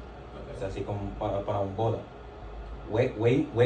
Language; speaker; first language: Spanish; non-native, learner; English